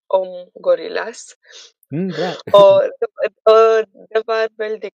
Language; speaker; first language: Norwegian; non-native, learner; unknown